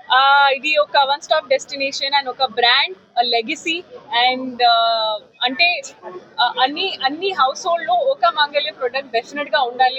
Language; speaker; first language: Telugu; non-native, fluent; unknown